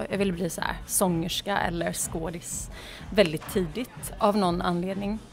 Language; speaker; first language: Swedish; early bilingual, other home language; Polish